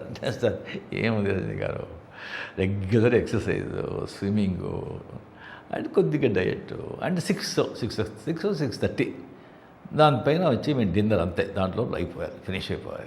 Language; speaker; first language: Telugu; non-native, fluent; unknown